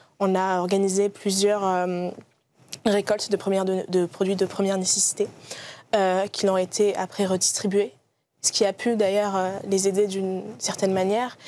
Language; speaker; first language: French; early bilingual, other home language; Arabic